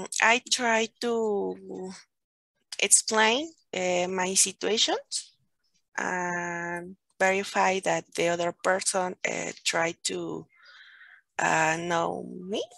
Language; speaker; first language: English; non-native, learner; Spanish